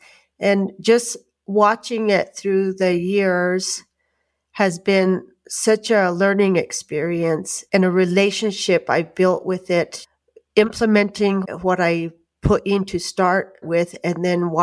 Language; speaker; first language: English; native; English